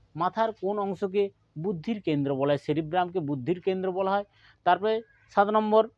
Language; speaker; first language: Bangla; non-native, local second language; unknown